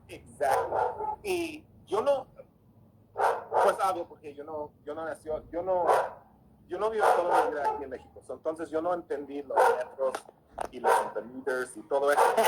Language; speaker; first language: Spanish; early bilingual, heritage; English